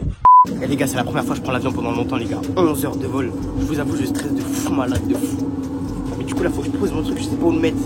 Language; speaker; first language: French; native; French